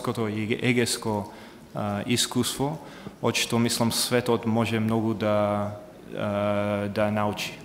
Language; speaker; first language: Macedonian; non-native, fluent; English